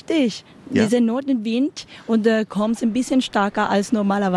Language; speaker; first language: German; non-native, learner; Spanish